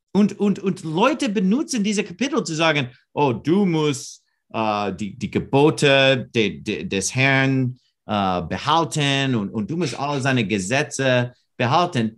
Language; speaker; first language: German; non-native, fluent; English